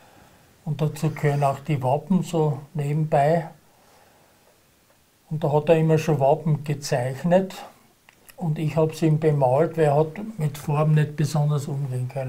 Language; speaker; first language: German; native; German